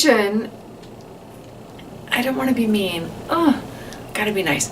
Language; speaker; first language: English; native; English